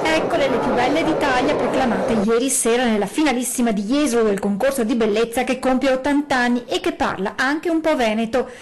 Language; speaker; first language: Italian; native; Italian